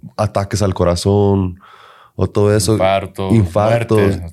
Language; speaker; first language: Spanish; early bilingual, heritage; Spanish